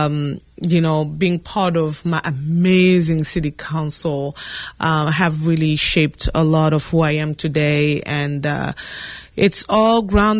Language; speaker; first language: English; non-native, fluent; French